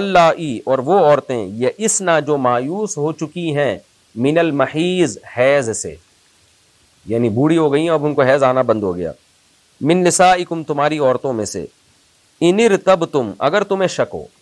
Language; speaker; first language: Urdu; native; Urdu